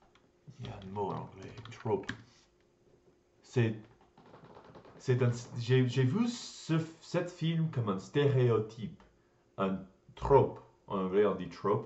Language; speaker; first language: French; non-native, learner; English